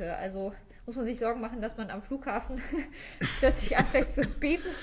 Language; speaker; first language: German; native; German